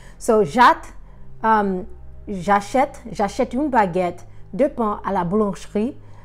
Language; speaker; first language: French; non-native, learner; English